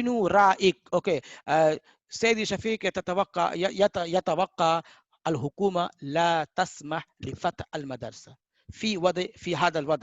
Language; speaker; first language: Arabic; non-native, fluent; Hindi